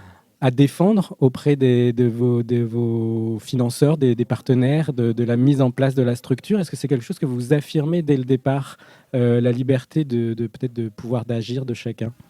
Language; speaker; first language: French; native; French